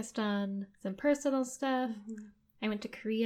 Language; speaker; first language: English; native; English